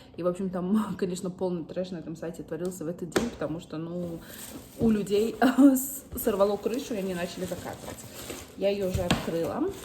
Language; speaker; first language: Russian; early bilingual, heritage; Russian